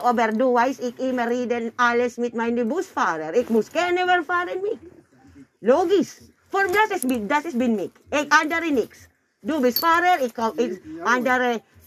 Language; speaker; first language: German; non-native, learner; Filipino